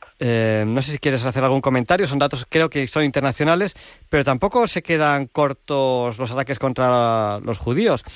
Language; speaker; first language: Spanish; native; Spanish